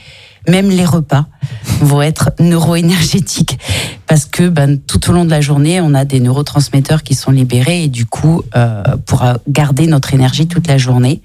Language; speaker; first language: French; native; French